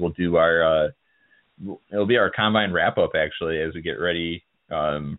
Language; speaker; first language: English; native; English